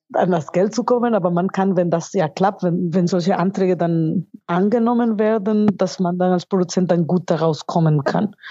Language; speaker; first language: German; non-native, fluent; Spanish